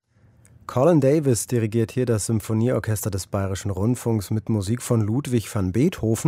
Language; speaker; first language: German; native; German